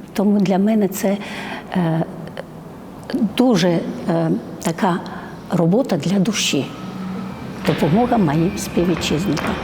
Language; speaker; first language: Ukrainian; non-native, fluent; Georgian